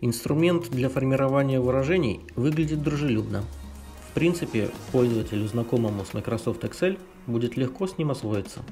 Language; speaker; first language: Russian; native; Russian